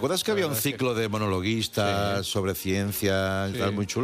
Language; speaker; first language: Spanish; native; Spanish